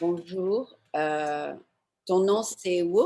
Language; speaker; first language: French; non-native, fluent; English